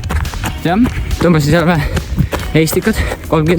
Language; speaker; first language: Estonian; native; Estonian